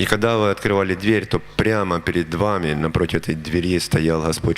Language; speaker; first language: Russian; native; Russian